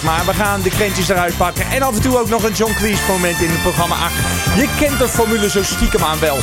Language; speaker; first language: Dutch; native; Dutch